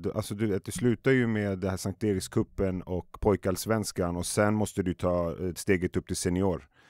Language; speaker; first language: Swedish; early bilingual, other home language; Arabic